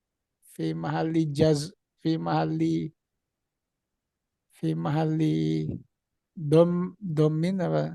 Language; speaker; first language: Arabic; non-native, learner; Indonesian